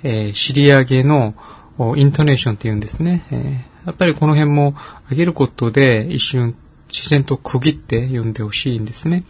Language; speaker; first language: Japanese; non-native, fluent; Korean